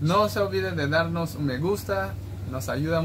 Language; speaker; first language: Spanish; non-native, fluent; English